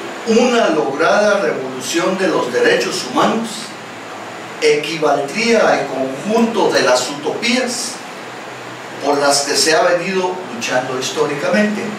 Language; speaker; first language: Spanish; native; Spanish